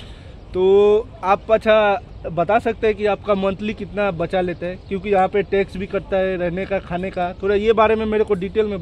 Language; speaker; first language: Hindi; native; Hindi